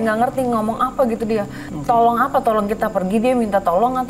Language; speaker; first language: Indonesian; native; Indonesian